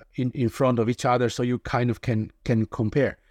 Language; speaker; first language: English; non-native, fluent; Italian